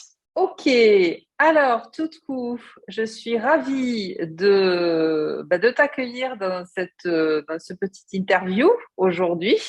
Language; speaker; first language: French; native; French